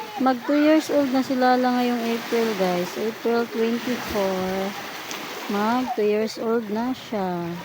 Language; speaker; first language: Filipino; non-native, local second language; Cebuano